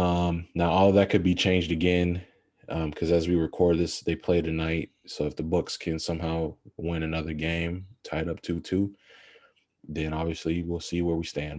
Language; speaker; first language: English; native; English